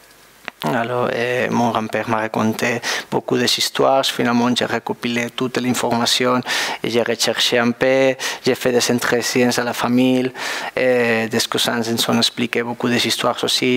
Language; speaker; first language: French; non-native, learner; Spanish